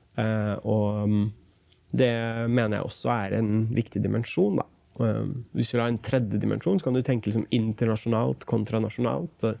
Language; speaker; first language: Norwegian; early bilingual, other home language; Kurdish